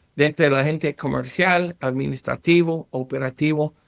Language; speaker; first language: Spanish; non-native, learner; English